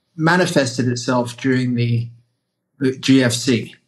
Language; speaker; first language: English; native; English